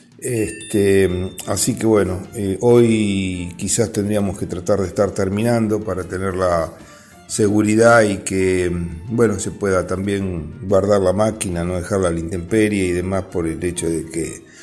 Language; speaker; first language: Spanish; native; Spanish